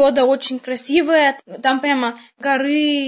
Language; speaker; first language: Russian; early bilingual, heritage; Russian